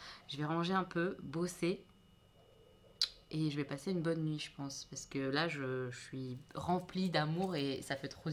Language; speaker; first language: French; native; French